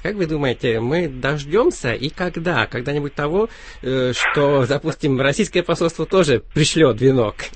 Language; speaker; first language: Russian; native; Russian